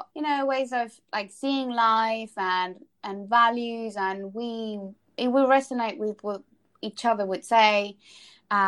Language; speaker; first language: English; non-native, fluent; Spanish